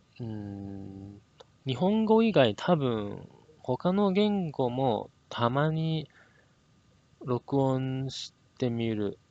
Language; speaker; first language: Japanese; non-native, learner; English